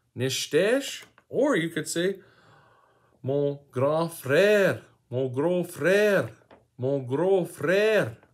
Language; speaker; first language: English; native; English